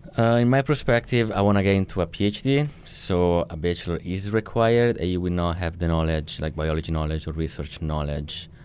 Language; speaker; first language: English; non-native, fluent; Italian